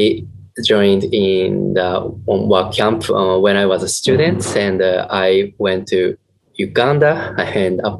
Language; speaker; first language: English; non-native, learner; Japanese